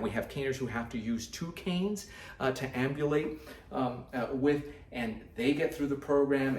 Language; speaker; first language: English; native; English